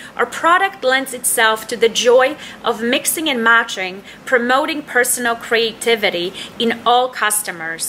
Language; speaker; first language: English; non-native, fluent; Polish